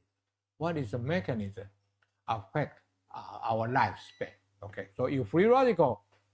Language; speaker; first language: English; non-native, fluent; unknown